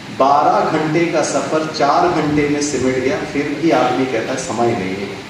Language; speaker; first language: Hindi; non-native, local second language; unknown